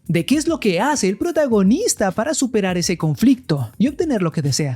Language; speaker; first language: Spanish; native; Spanish